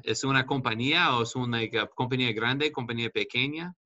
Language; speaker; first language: Spanish; non-native, fluent; English